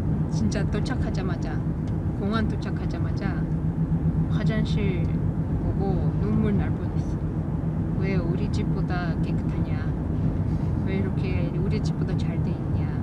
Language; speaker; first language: Korean; non-native, learner; Russian